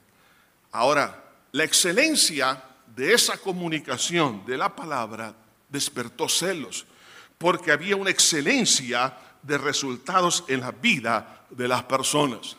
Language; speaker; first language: Spanish; native; Spanish